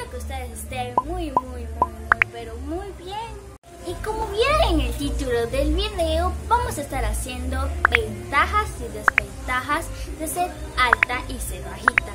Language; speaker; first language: Spanish; native; Spanish